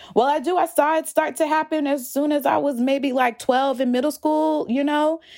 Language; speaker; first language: English; native; English